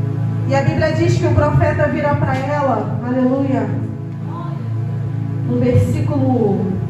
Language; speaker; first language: Portuguese; native; Portuguese